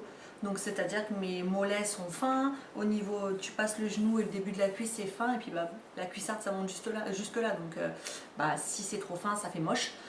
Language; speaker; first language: French; native; French